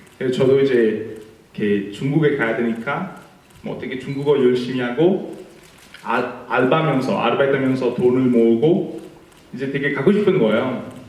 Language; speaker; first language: Korean; non-native, fluent; Italian